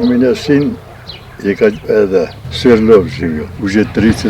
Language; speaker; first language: Russian; non-native, local second language; Armenian